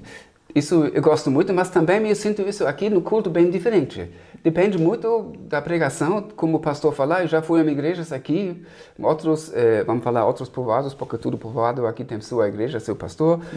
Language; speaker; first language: Portuguese; non-native, fluent; German